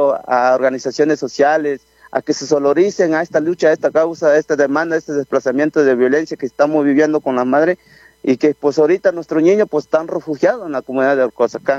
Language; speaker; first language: Spanish; non-native, local second language; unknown